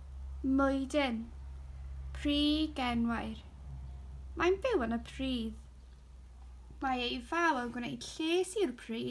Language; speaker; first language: Welsh; non-native, local second language; English